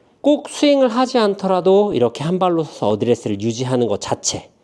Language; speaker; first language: Korean; native; Korean